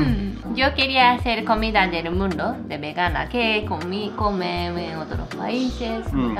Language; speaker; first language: Spanish; non-native, learner; Japanese